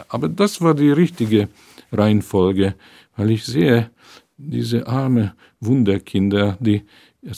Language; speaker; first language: German; non-native, fluent; Hungarian